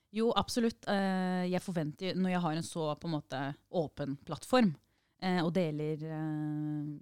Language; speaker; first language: Norwegian; early bilingual, other home language; Arabic